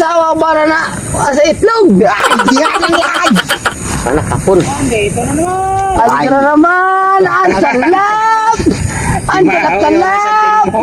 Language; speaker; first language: Filipino; non-native, local second language; Cebuano